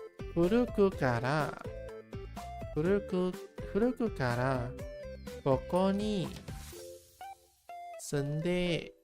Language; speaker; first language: Japanese; non-native, learner; English